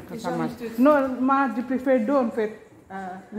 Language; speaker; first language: French; non-native, learner; Filipino